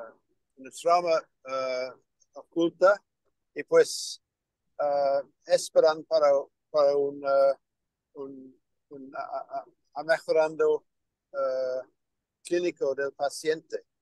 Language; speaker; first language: Spanish; non-native, learner; English